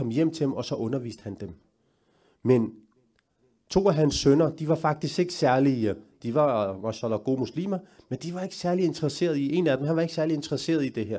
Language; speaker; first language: Danish; early bilingual, other home language; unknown